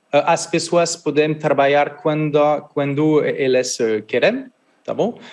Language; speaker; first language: Portuguese; non-native, learner; French